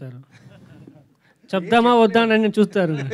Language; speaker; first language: Telugu; non-native, learner; Tamil